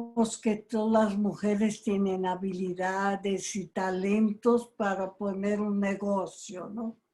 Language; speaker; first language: Spanish; non-native, fluent; Portuguese